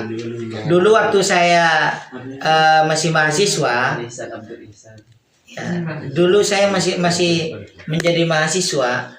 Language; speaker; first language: Indonesian; native; Indonesian